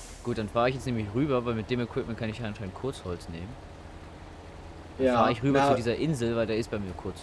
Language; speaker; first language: German; native; German